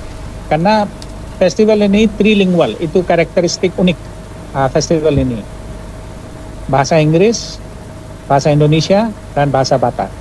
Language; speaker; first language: Indonesian; non-native, fluent; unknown